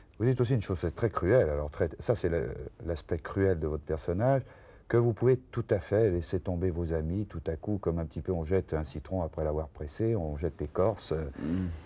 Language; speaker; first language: French; native; French